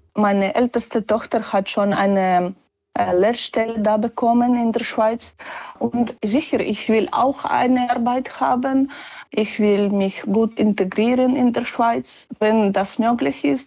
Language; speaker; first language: German; non-native, learner; Ukrainian